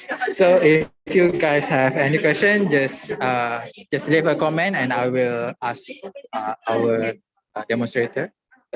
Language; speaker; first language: English; non-native, local second language; Malay